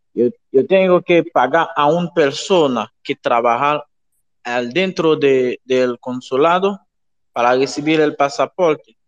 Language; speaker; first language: Spanish; non-native, learner; Haitian Creole